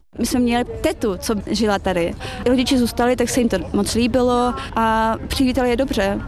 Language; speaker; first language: Czech; early bilingual, other home language; Chechen